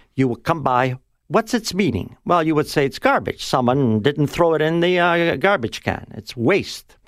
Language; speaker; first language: English; native; English